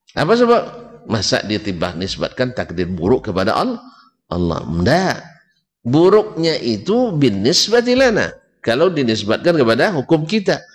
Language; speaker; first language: Malay; native; Malay